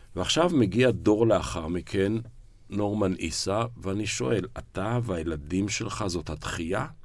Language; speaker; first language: Hebrew; native; Hebrew